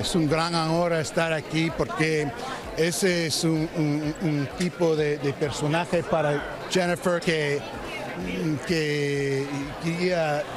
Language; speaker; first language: Spanish; non-native, learner; English